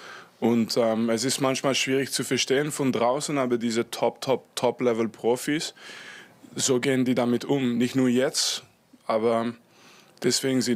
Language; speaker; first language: German; non-native, fluent; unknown